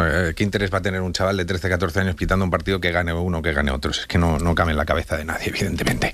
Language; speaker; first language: Spanish; native; Spanish